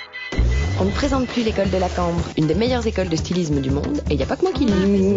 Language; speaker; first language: French; native; French